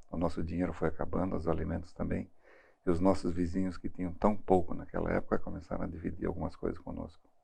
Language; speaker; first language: Portuguese; early bilingual, other home language; German